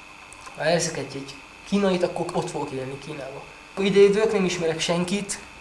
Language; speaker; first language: Hungarian; early bilingual, heritage; Hungarian